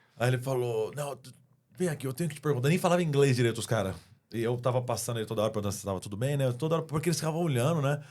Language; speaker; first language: Portuguese; native; Portuguese